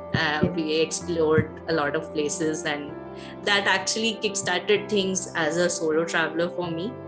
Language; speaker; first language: English; non-native, local second language; Hindi